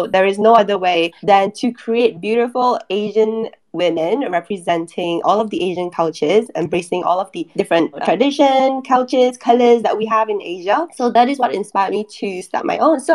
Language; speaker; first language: English; non-native, local second language; Chinese